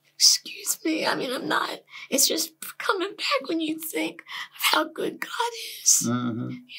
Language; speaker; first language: English; native; English